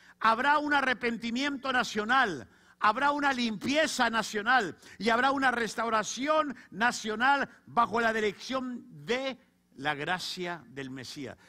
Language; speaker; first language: Spanish; native; Spanish